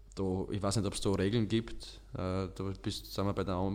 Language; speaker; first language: German; native; German